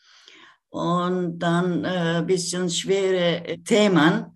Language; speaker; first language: German; non-native, learner; Turkish